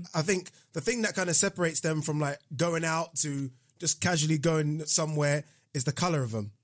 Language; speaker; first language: English; non-native, local second language; Yoruba